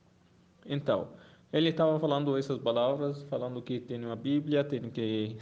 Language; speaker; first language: Portuguese; non-native, fluent; Arabic